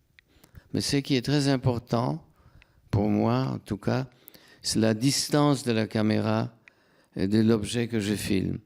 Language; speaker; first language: French; non-native, fluent; Polish